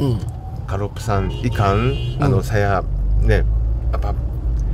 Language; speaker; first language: Indonesian; non-native, fluent; Japanese